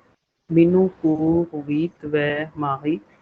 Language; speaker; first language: French; non-native, fluent; Hindi